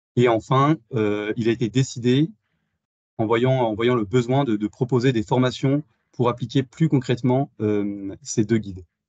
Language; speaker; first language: French; native; French